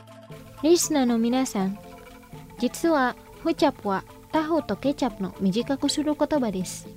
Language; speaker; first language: Japanese; non-native, fluent; Indonesian